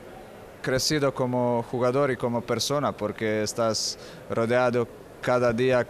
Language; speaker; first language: Spanish; non-native, fluent; Croatian